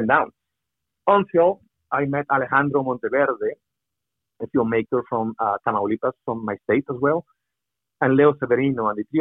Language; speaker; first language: English; non-native, fluent; Spanish